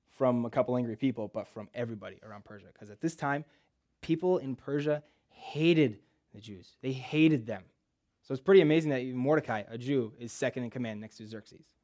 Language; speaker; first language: English; early bilingual, other home language; Russian